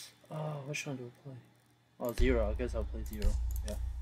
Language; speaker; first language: English; non-native, fluent; Chinese